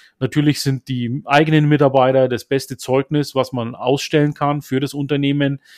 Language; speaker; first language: German; early bilingual, other home language; Turkish